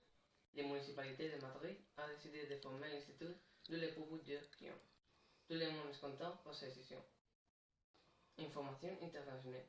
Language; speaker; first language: French; non-native, learner; Spanish